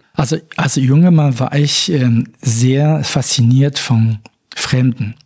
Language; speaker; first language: German; non-native, fluent; Chinese